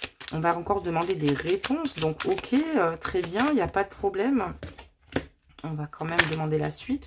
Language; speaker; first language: French; native; French